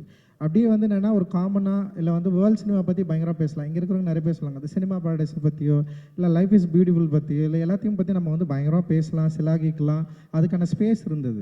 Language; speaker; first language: Tamil; native; Tamil